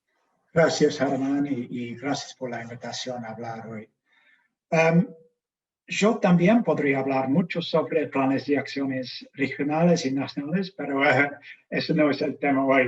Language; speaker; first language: Spanish; non-native, fluent; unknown